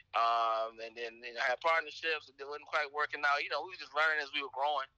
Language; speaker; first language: English; native; English